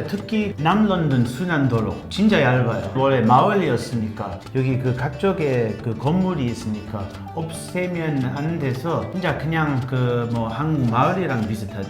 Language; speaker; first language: Korean; non-native, fluent; English